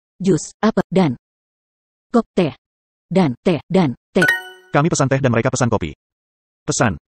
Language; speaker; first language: Indonesian; non-native, learner; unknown